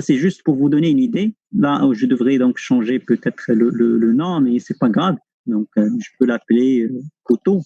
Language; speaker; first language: French; non-native, local second language; Arabic